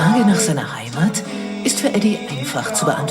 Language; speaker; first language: German; native; German